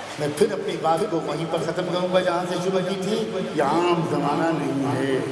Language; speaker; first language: Urdu; native; Urdu